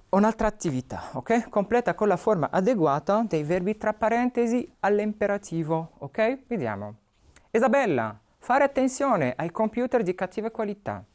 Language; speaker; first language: Italian; non-native, fluent; Arabic